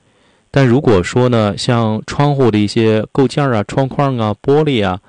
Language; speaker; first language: Chinese; native; Chinese